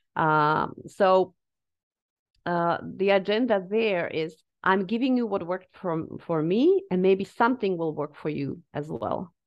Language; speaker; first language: English; non-native, fluent; Slovak